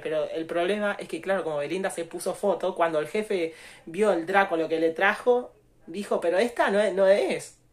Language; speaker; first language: Spanish; native; Spanish